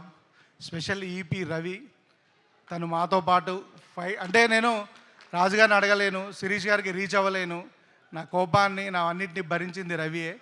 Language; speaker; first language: Telugu; native; Telugu